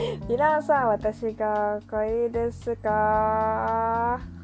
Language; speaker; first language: Japanese; non-native, learner; Malay